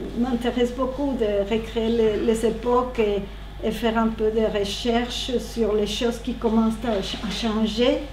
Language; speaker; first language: French; non-native, learner; Spanish